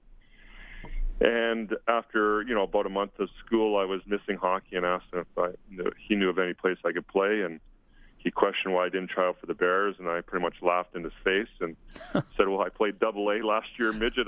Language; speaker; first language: English; native; English